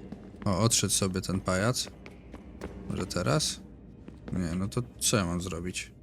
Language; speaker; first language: Polish; native; Polish